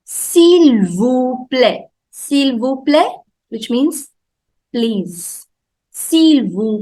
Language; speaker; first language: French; non-native, fluent; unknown